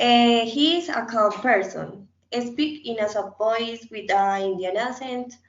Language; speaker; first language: English; non-native, learner; Spanish